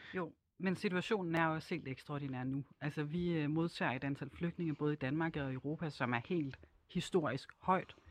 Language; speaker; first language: Danish; native; Danish